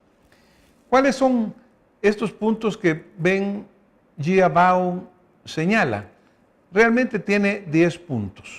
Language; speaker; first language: Spanish; native; Spanish